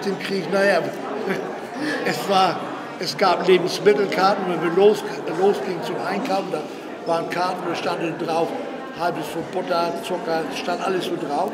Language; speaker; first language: German; native; German